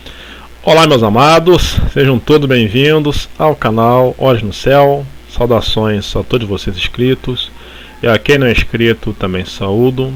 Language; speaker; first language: Portuguese; native; Portuguese